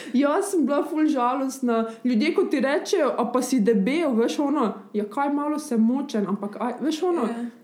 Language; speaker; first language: Slovenian; early bilingual, other home language; Bosnian